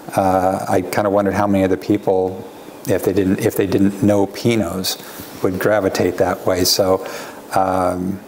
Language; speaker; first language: English; native; English